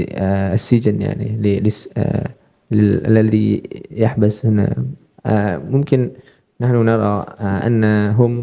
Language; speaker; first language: Arabic; non-native, learner; Indonesian